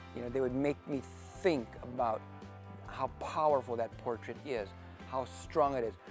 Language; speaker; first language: English; native; English